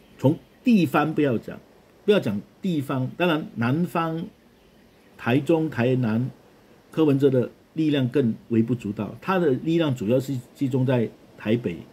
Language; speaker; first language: Chinese; native; Chinese